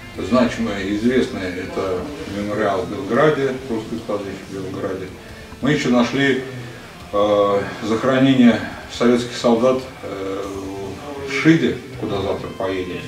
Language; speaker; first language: Russian; native; Russian